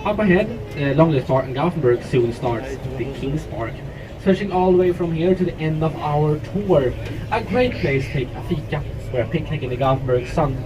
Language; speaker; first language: English; non-native, fluent; Swedish